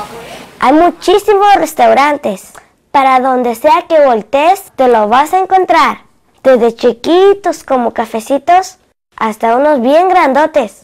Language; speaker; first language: Spanish; early bilingual, other home language; Cantonese